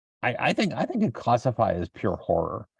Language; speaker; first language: English; native; English